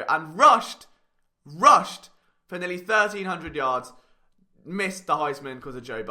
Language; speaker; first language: English; native; English